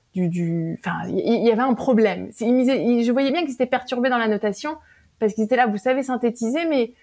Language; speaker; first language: French; native; French